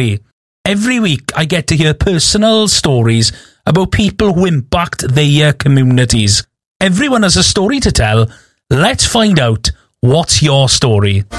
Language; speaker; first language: English; native; English